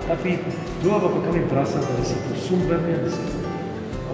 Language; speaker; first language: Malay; non-native, fluent; Hebrew